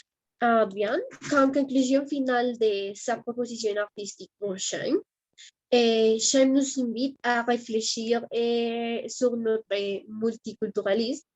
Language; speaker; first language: French; non-native, learner; Spanish